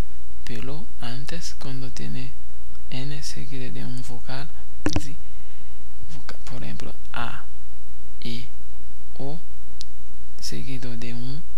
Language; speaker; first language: Spanish; non-native, fluent; Haitian Creole